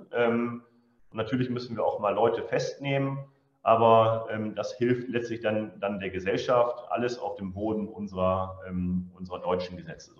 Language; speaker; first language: German; native; German